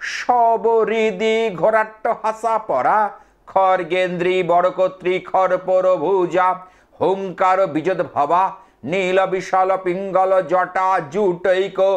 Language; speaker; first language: Bangla; native; Bangla